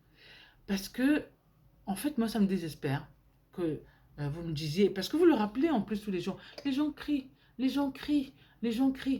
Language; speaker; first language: French; native; French